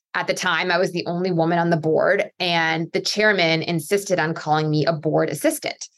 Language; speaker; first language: English; native; English